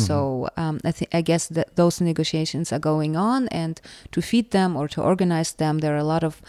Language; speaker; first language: English; non-native, fluent; Russian